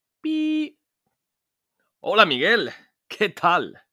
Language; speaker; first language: Spanish; non-native, fluent; Norwegian